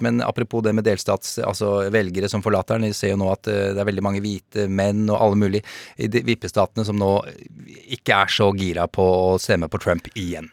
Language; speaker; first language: Norwegian; native; Norwegian